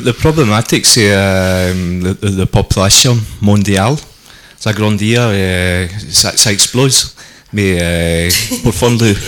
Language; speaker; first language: French; non-native, learner; English